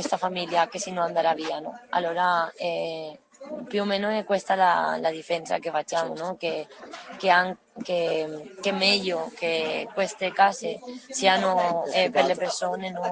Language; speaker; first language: Italian; non-native, learner; Spanish